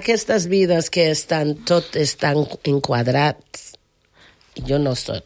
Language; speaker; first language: Catalan; non-native, learner; English